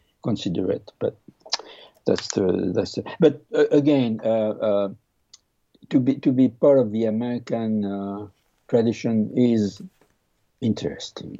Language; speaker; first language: English; non-native, fluent; French